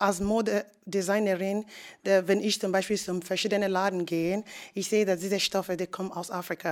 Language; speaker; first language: German; non-native, learner; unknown